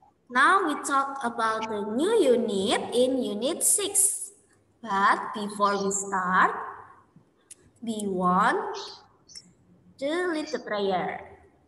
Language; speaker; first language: English; non-native, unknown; Indonesian